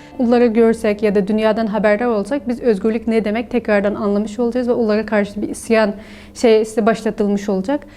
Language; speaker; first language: Turkish; non-native, fluent; Uyghur